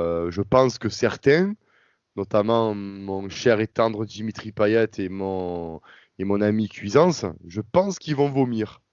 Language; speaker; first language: French; native; French